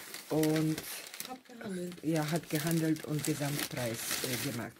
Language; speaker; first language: German; non-native, fluent; Russian